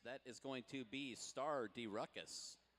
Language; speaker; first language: English; native; English